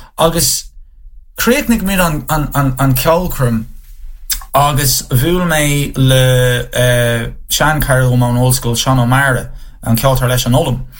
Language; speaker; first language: Irish; non-native, local second language; English